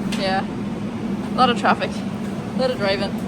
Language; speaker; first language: English; native; English